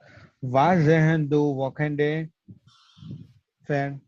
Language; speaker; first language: German; non-native, learner; Gujarati